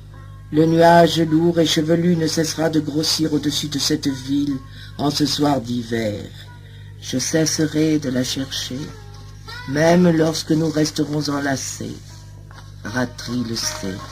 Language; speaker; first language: French; native; French